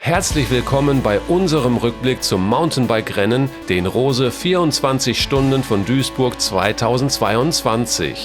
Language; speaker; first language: German; native; German